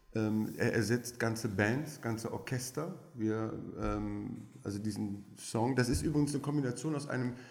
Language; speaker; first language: German; non-native, fluent; French